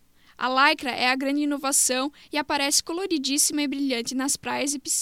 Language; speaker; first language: Portuguese; native; Portuguese